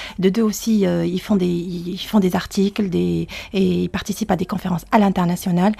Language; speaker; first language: French; non-native, local second language; Arabic